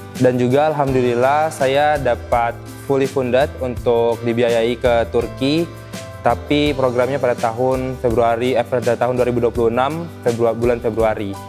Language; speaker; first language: Indonesian; native; Indonesian